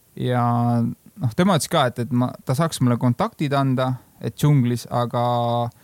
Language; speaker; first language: Estonian; native; Estonian